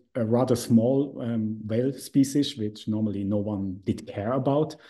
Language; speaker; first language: English; non-native, fluent; Swiss German